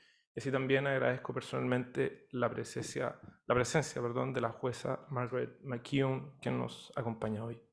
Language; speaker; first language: Spanish; native; Spanish